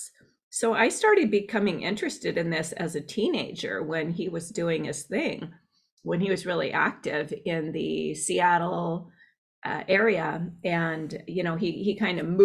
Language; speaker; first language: English; native; English